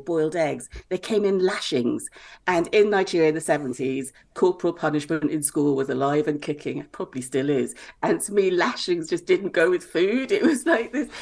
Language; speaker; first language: English; native; English